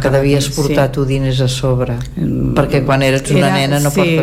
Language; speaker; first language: Catalan; native; Catalan